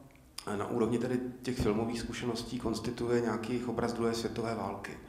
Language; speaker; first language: Czech; native; Czech